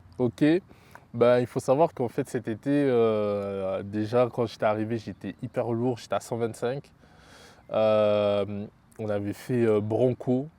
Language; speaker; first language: French; early bilingual, other home language; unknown